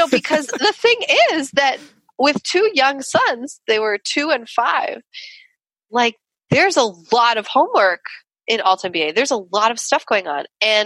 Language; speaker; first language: English; native; English